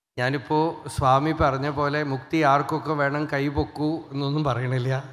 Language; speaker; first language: Malayalam; non-native, local second language; Tamil